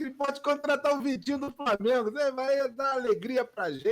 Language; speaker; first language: Portuguese; native; Portuguese